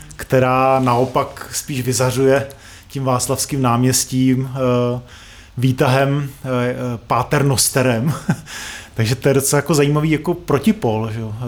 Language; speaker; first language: Czech; native; Czech